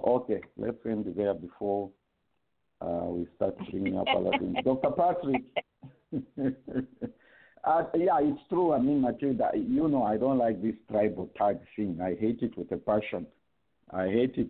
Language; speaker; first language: English; non-native, local second language; Bemba